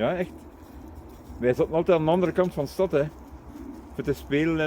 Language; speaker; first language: Dutch; native; Dutch